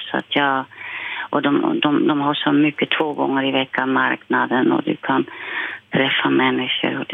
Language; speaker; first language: Swedish; non-native, fluent; Dutch